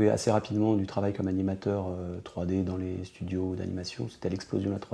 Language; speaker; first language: French; native; French